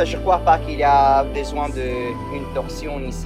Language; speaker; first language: French; non-native, fluent; Spanish